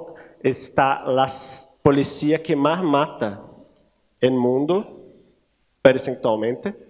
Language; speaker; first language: Spanish; non-native, learner; Portuguese